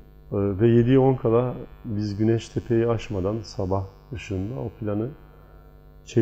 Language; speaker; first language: Turkish; native; Turkish